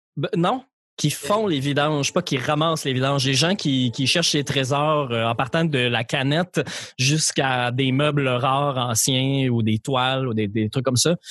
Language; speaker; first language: French; native; French